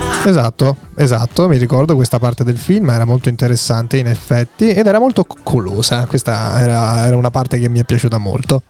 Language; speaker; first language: Italian; native; Italian